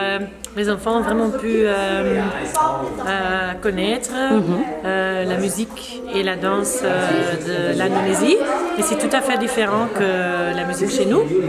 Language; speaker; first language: French; non-native, local second language; Dutch